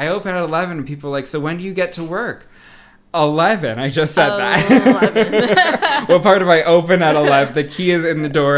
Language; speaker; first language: English; native; English